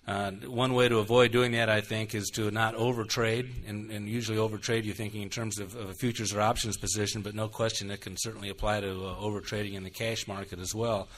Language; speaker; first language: English; native; English